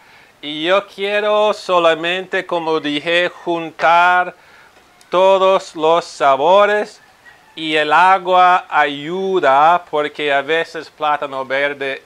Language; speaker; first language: Spanish; non-native, fluent; Italian